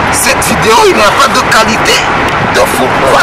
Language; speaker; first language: French; non-native, learner; Rundi